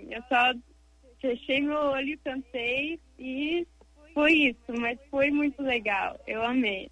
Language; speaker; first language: Portuguese; early bilingual, heritage; English